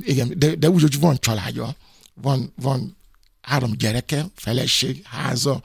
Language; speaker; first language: Hungarian; non-native, fluent; Yoruba